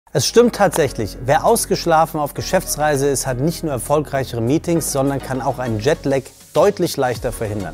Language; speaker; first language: German; native; German